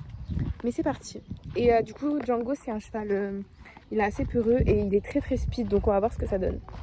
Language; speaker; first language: French; native; French